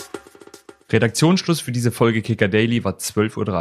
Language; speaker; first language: German; native; German